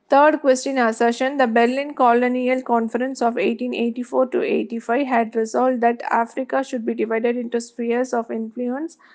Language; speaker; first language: English; non-native, local second language; Tamil